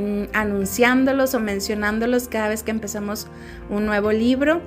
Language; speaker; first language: Spanish; native; Spanish